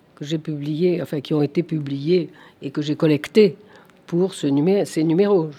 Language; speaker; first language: French; native; French